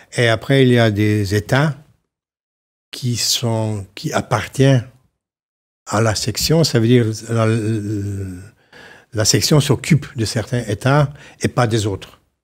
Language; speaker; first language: French; non-native, fluent; Slovenian